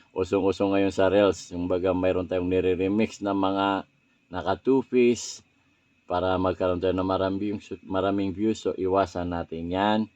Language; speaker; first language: Filipino; non-native, local second language; Maranao